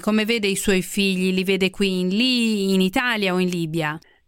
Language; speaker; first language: Italian; native; Italian